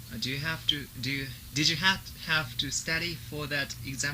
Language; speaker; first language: English; non-native, learner; Japanese